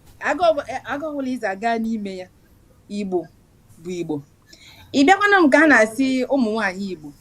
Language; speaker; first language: Igbo; native; Igbo